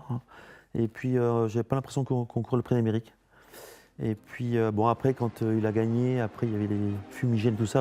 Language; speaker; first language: French; native; French